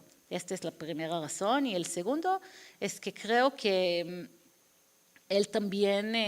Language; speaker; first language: Spanish; non-native, fluent; Hebrew